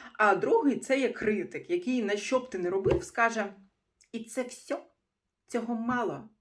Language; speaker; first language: Ukrainian; non-native, local second language; Russian